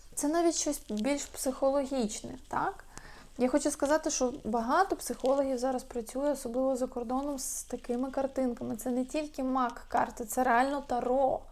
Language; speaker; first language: Ukrainian; non-native, local second language; Russian